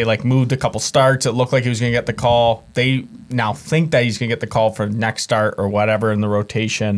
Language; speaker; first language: English; native; English